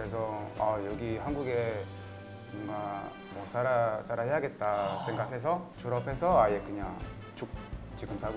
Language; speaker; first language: Korean; non-native, fluent; French